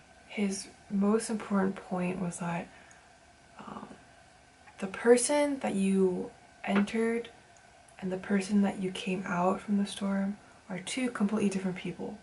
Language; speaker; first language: English; early bilingual, other home language; Korean